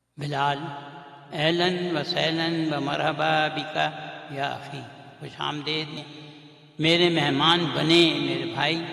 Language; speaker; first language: Urdu; native; Urdu